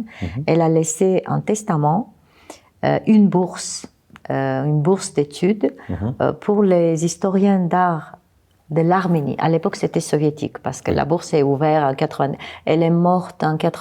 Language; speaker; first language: French; non-native, fluent; Armenian